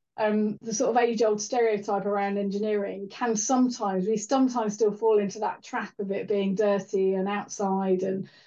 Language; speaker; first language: English; native; English